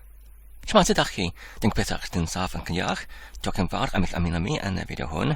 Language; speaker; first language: Welsh; non-native, learner; English